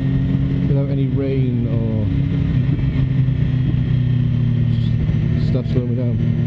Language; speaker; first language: English; native; English